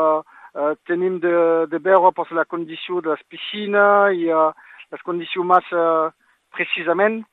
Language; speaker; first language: Catalan; non-native, local second language; French